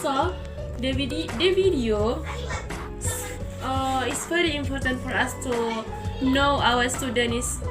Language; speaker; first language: English; non-native, learner; Indonesian